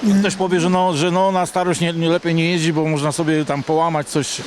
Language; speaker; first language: Polish; native; Polish